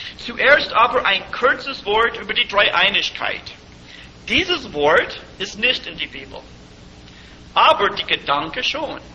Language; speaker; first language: German; non-native, fluent; English